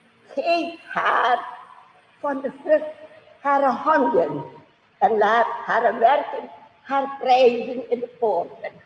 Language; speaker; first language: Dutch; non-native, fluent; Indonesian